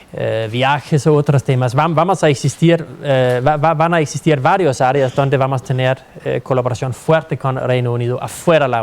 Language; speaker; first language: Spanish; non-native, fluent; Danish